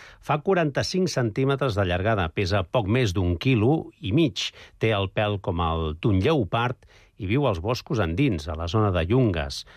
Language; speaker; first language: Catalan; native; Catalan